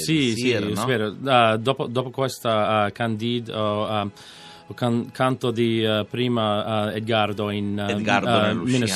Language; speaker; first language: Italian; non-native, learner; English